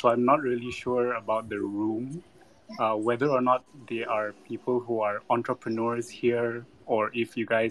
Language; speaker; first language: English; non-native, local second language; Malay